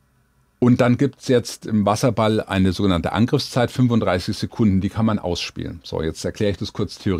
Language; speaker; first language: German; native; German